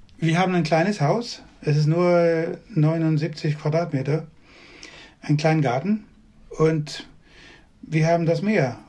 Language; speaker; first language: German; non-native, fluent; Swedish